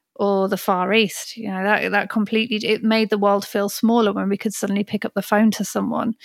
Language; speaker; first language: English; native; English